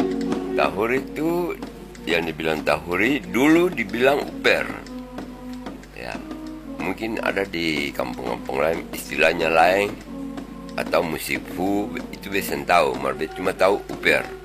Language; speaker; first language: Indonesian; non-native, local second language; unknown